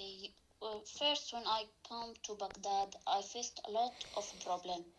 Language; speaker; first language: English; non-native, learner; Arabic